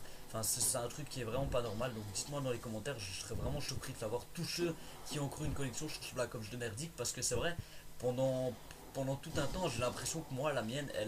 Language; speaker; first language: French; native; French